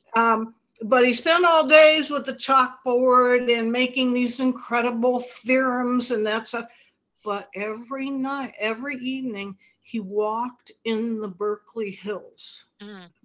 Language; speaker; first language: English; native; English